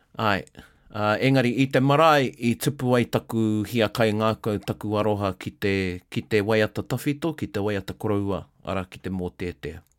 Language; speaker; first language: Māori; non-native, local second language; English